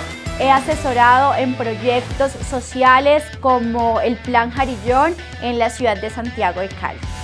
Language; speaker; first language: Spanish; native; Spanish